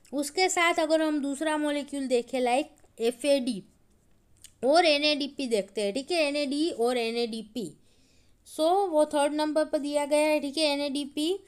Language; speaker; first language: Hindi; non-native, local second language; Gujarati